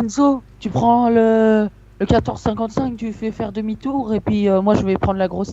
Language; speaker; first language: French; native; French